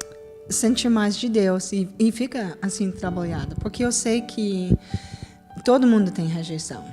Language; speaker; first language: Portuguese; non-native, fluent; English